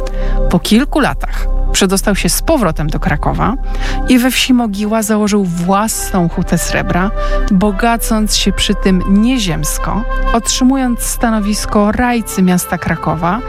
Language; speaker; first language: Polish; native; Polish